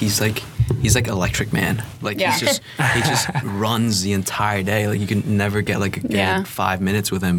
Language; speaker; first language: English; non-native, fluent; Vietnamese